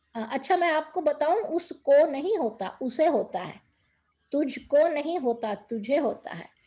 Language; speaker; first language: Hindi; native; Hindi